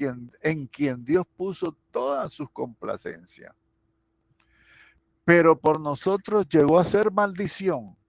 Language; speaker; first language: Spanish; native; Spanish